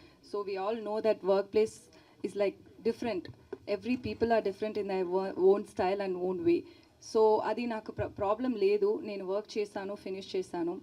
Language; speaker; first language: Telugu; non-native, learner; Tamil